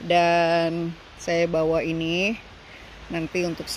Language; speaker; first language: Indonesian; native; Indonesian